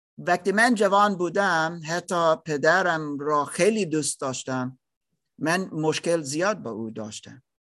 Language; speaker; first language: Persian; non-native, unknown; German